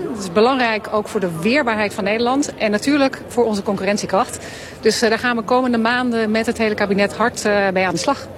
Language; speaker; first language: Dutch; native; Dutch